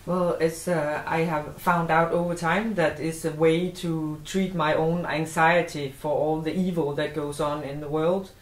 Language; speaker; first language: English; non-native, fluent; Danish